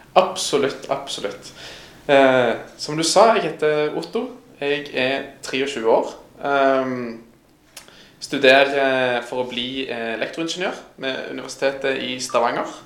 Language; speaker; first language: Norwegian; native; Norwegian